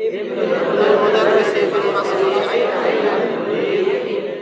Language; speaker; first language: Arabic; non-native, learner; Indonesian